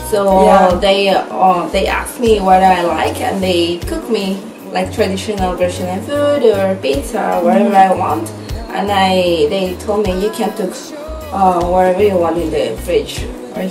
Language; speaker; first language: English; non-native, learner; Spanish